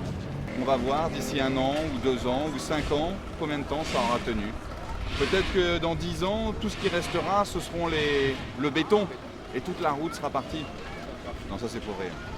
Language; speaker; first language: French; native; French